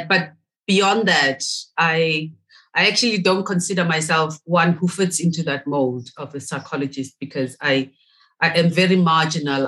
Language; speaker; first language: English; non-native, local second language; Zulu